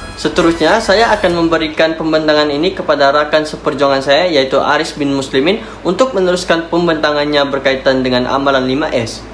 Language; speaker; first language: Malay; non-native, local second language; Chinese